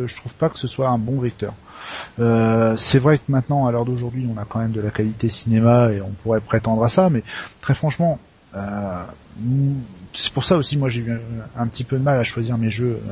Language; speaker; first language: French; native; French